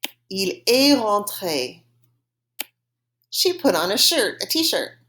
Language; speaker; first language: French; non-native, fluent; English